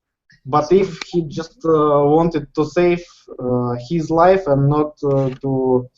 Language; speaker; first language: English; non-native, learner; Russian